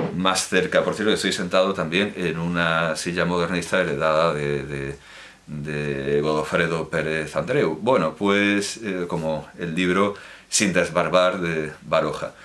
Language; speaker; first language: Spanish; native; Spanish